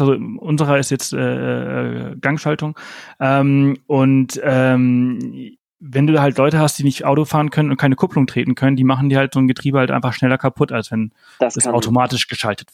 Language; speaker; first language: German; native; German